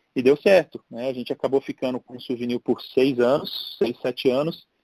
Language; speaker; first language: Portuguese; native; Portuguese